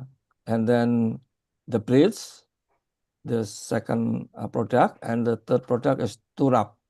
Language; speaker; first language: English; non-native, learner; Indonesian